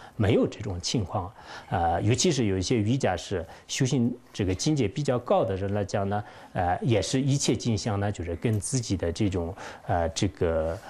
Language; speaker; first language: Chinese; non-native, local second language; Tibetan